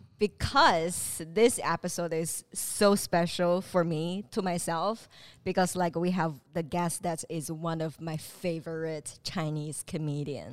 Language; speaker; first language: English; non-native, fluent; Chinese